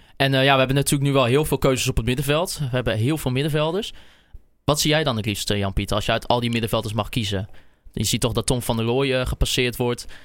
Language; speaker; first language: Dutch; native; Dutch